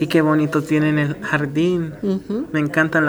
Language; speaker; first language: Spanish; early bilingual, heritage; Spanish